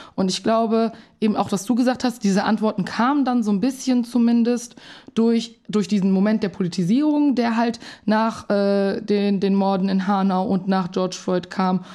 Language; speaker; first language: German; early bilingual, other home language; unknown